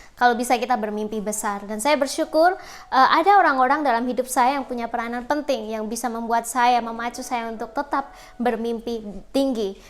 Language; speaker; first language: Indonesian; native; Indonesian